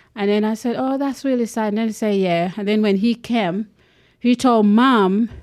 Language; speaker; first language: English; non-native, local second language; Acoli